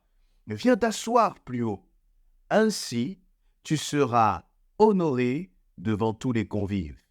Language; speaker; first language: French; native; French